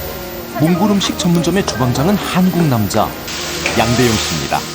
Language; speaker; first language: Korean; native; Korean